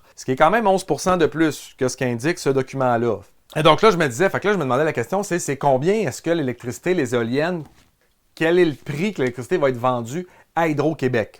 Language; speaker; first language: French; native; French